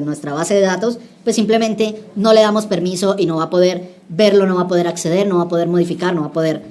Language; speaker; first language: Spanish; native; Spanish